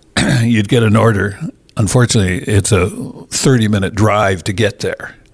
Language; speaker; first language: English; native; English